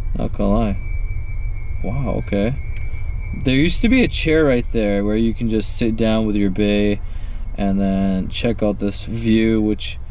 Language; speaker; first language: English; native; English